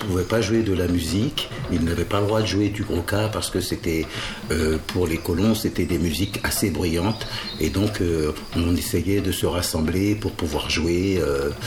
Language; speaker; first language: French; native; French